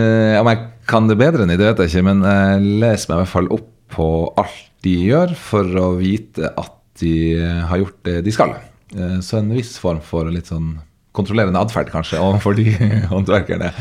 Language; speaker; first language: Norwegian; native; Norwegian